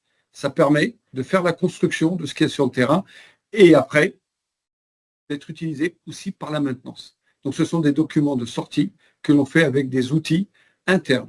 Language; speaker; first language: French; native; French